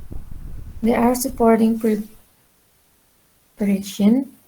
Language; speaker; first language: English; non-native, learner; Indonesian